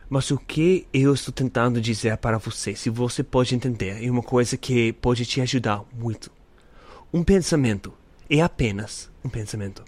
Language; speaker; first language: Portuguese; non-native, learner; English